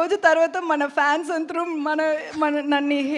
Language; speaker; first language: Telugu; non-native, learner; Tamil